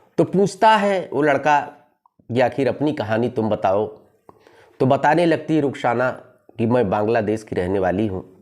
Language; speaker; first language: Hindi; native; Hindi